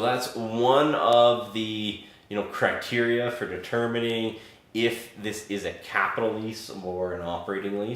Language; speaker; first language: English; native; English